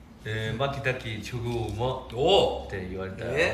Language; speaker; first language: Japanese; non-native, fluent; Chinese